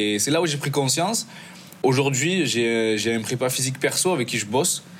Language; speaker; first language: French; native; French